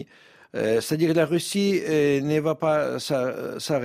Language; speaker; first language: French; non-native, fluent; Russian